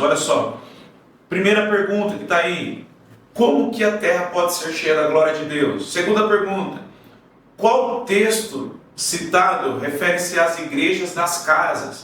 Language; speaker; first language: Portuguese; native; Portuguese